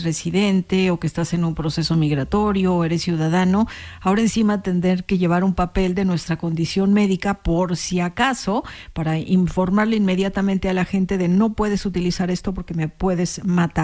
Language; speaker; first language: Spanish; native; Spanish